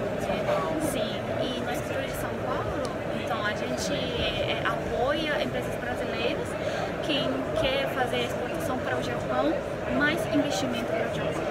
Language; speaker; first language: Portuguese; non-native, learner; Japanese